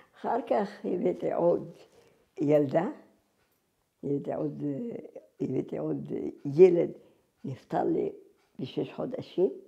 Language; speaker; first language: Hebrew; non-native, fluent; Arabic